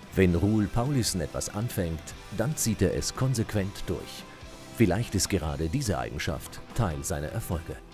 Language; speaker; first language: German; native; German